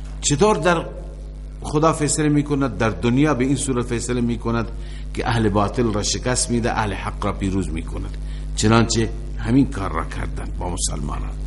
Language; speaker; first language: Persian; native; Persian